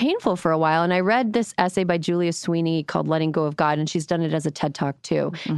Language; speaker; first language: English; native; English